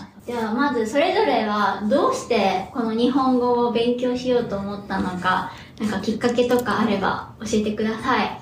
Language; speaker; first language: Japanese; native; Japanese